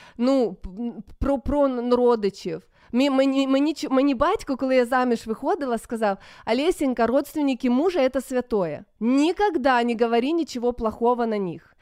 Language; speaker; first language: Ukrainian; native; Ukrainian